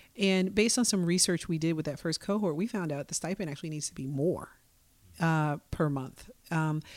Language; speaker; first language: English; native; English